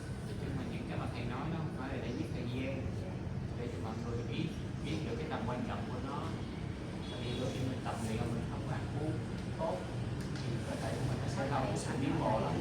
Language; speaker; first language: Vietnamese; native; Vietnamese